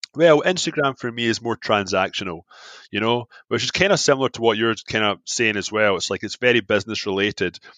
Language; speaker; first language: English; native; English